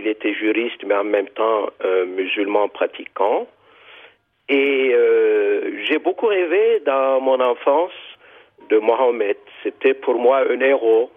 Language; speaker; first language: French; non-native, fluent; Turkish